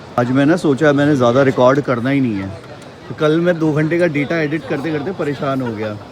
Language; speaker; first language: Hindi; native; Hindi